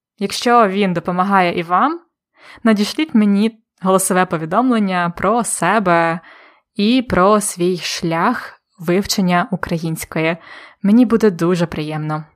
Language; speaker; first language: Ukrainian; native; Ukrainian